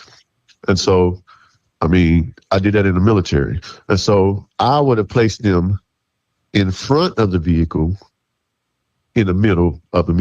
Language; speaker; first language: English; native; English